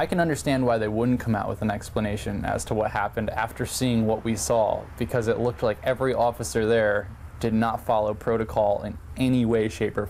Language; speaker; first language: English; native; English